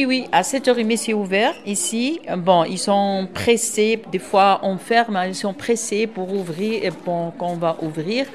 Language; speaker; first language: French; non-native, local second language; Arabic